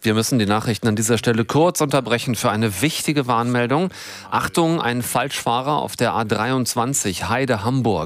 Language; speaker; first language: German; native; German